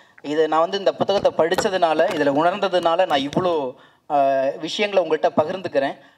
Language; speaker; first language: Tamil; native; Tamil